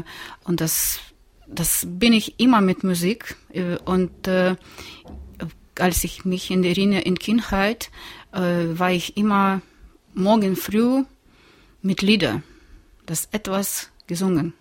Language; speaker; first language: German; non-native, learner; Russian